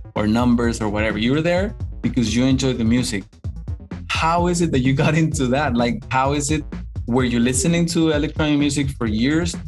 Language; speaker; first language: English; non-native, fluent; Spanish